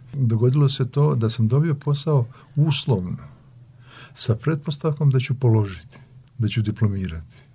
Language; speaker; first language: Serbian; native; Serbian